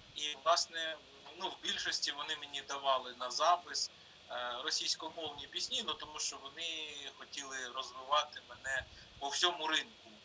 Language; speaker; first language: Ukrainian; native; Ukrainian